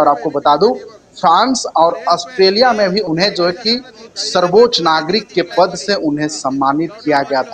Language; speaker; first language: Hindi; native; Hindi